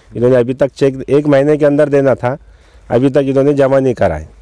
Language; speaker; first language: Hindi; non-native, local second language; Urdu